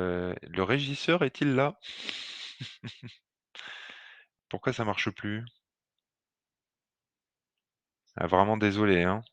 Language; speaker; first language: French; native; French